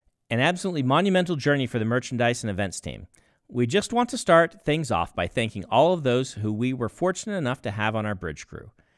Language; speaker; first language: English; native; English